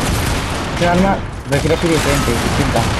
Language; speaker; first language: Spanish; native; Spanish